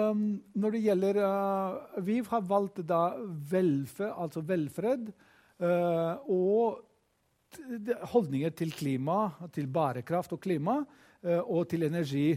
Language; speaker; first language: Norwegian; non-native, fluent; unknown